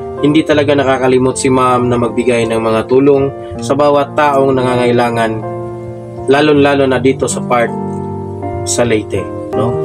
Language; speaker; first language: Filipino; non-native, local second language; Waray